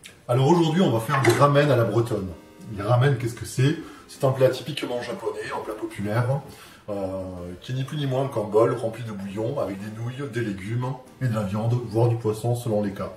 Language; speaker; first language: French; native; French